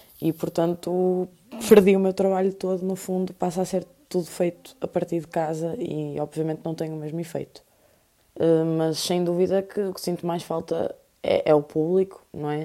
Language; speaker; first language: Portuguese; native; Portuguese